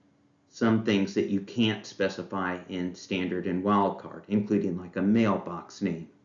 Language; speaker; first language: English; native; English